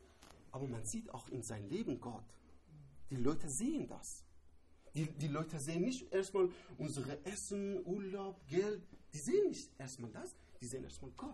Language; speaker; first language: German; non-native, learner; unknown